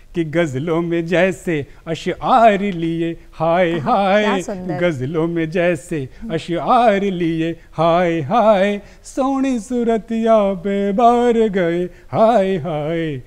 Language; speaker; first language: Hindi; native; Hindi